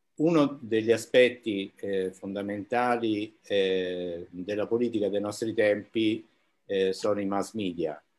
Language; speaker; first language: Italian; native; Italian